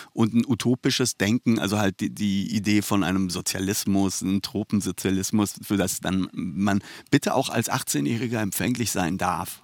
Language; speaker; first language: German; early bilingual, other home language; Persian